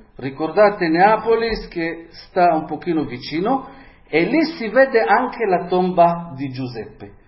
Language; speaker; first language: Italian; non-native, fluent; Hebrew